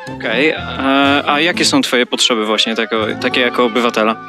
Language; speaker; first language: Polish; native; Polish